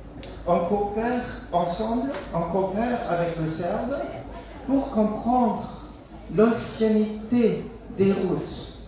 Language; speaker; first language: French; non-native, fluent; German